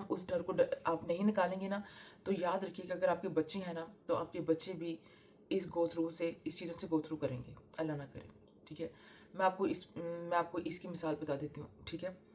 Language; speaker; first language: Urdu; non-native, local second language; Punjabi